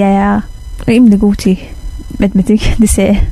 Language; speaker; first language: Danish; non-native, fluent; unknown